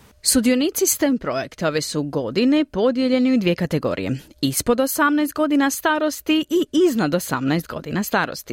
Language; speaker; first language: Serbian; native; Serbian